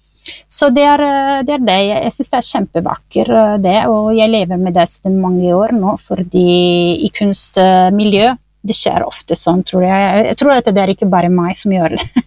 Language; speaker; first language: Norwegian; non-native, fluent; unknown